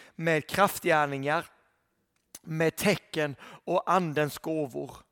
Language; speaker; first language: Swedish; native; Swedish